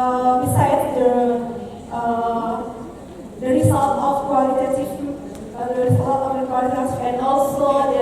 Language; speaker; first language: English; non-native, learner; Indonesian